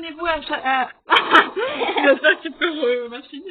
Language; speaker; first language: French; native; French